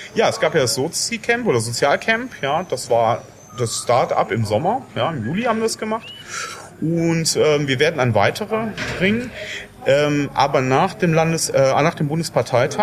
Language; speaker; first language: German; native; German